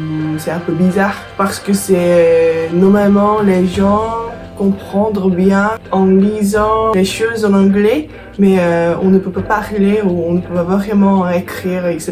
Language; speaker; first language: French; non-native, fluent; Korean